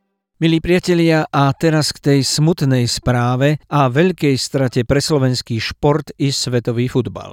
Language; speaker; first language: Slovak; native; Slovak